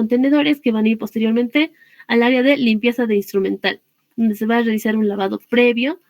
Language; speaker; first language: Spanish; native; Spanish